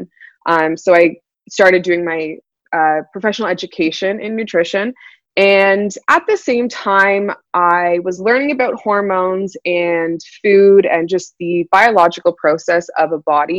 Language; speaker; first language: English; native; English